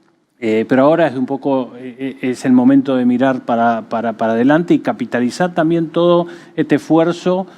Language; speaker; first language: Spanish; native; Spanish